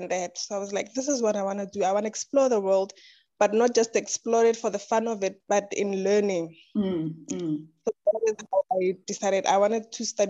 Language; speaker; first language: English; non-native, local second language; Tswana